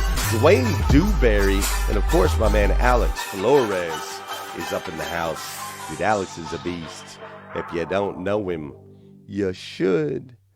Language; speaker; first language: English; native; English